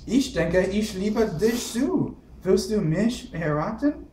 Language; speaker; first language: German; non-native, learner; English